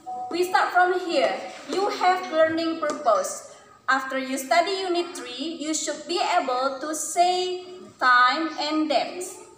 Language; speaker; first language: English; non-native, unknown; Indonesian